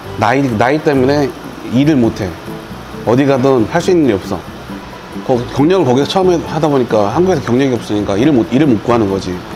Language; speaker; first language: Korean; native; Korean